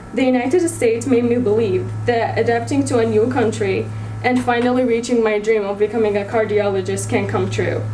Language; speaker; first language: English; early bilingual, other home language; Arabic